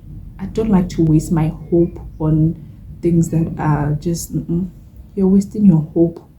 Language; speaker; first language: English; non-native, local second language; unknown